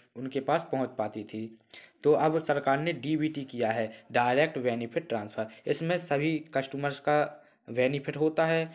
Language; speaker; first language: Hindi; native; Hindi